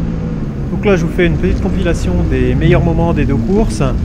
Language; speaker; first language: French; native; French